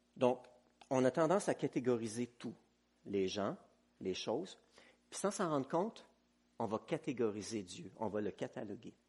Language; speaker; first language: French; native; French